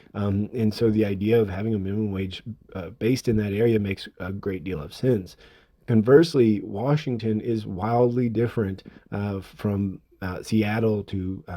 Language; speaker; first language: English; native; English